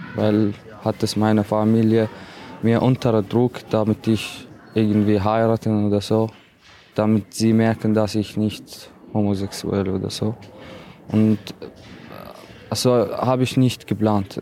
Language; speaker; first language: German; non-native, learner; Arabic